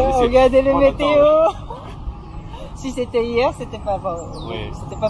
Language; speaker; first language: French; non-native, fluent; Japanese